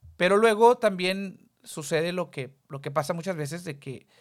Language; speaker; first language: Spanish; early bilingual, heritage; Spanish